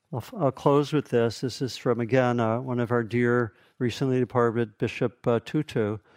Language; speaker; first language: English; native; English